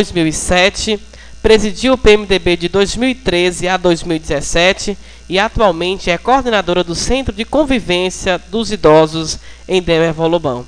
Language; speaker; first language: Portuguese; native; Portuguese